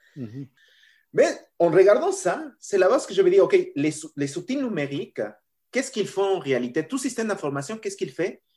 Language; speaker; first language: French; non-native, fluent; Spanish